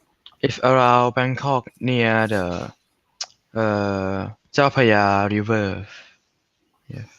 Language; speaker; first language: English; non-native, learner; Thai